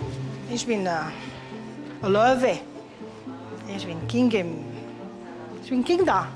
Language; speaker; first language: German; non-native, learner; Portuguese